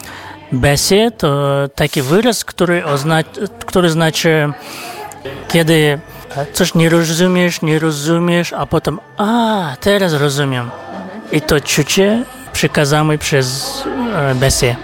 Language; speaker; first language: Polish; non-native, fluent; Kazakh